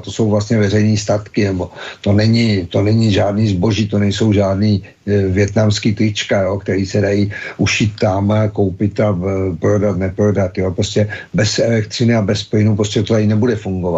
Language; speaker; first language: Czech; native; Czech